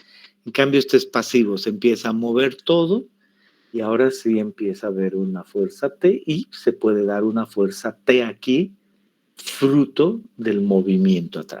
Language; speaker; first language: Spanish; native; Spanish